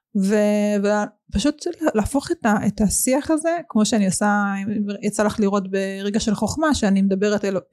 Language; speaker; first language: Hebrew; early bilingual, other home language; Arabic